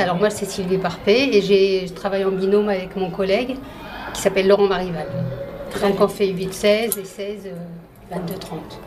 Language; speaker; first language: French; native; French